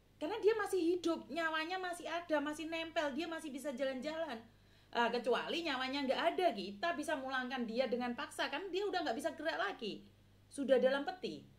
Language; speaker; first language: Indonesian; non-native, local second language; Javanese